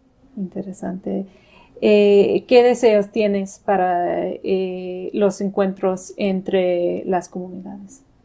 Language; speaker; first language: Spanish; non-native, fluent; English